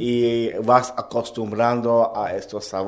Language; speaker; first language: Spanish; non-native, learner; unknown